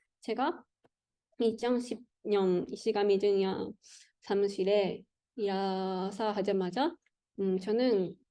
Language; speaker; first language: Korean; non-native, learner; Japanese